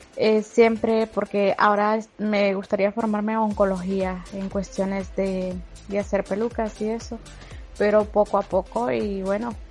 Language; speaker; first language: Spanish; native; Spanish